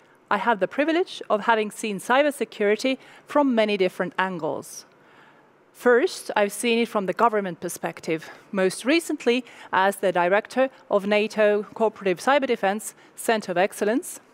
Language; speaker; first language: English; non-native, fluent; Estonian